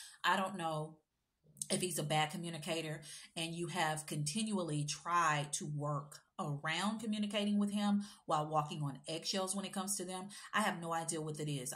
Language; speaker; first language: English; native; English